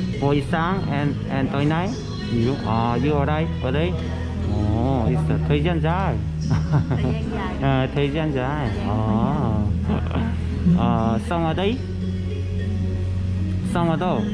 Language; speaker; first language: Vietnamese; non-native, learner; Korean